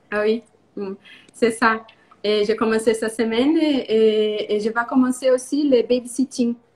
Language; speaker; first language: French; non-native, learner; Portuguese